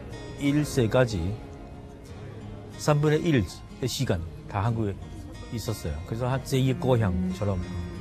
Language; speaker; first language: Korean; non-native, fluent; Chinese